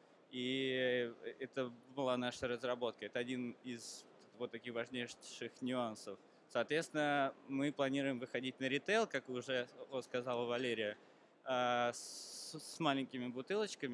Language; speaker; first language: Russian; native; Russian